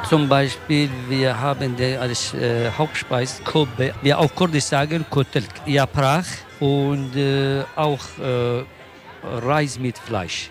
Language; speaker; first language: German; non-native, learner; Kurdish